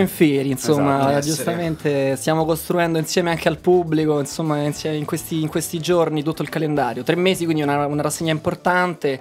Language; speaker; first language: Italian; native; Italian